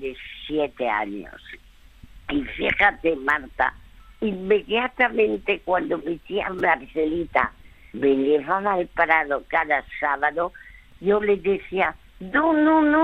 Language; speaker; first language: Spanish; early bilingual, other home language; French